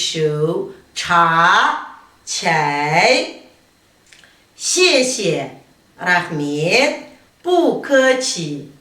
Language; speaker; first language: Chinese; non-native, fluent; Kazakh